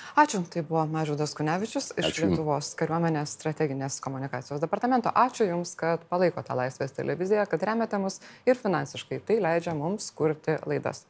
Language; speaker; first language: Lithuanian; native; Lithuanian